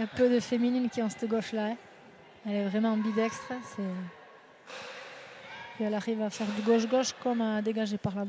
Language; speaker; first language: French; native; French